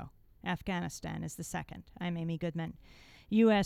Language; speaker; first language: English; native; English